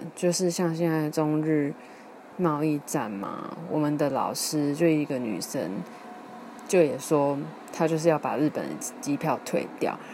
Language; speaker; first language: Chinese; non-native, local second language; Min Nan Chinese